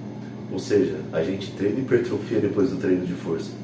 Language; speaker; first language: Portuguese; native; Portuguese